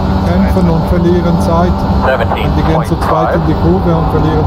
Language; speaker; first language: German; native; German